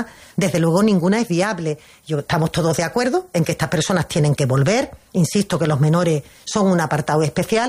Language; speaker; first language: Spanish; native; Spanish